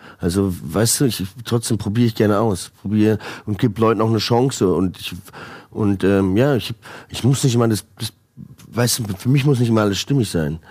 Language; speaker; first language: German; early bilingual, other home language; Croatian